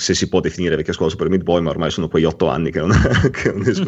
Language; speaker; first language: Italian; native; Italian